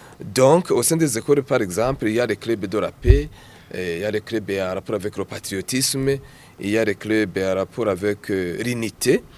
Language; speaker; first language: French; non-native, local second language; Rundi